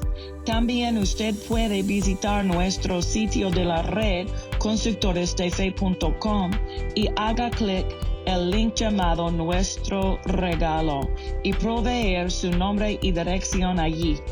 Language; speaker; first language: Spanish; non-native, fluent; English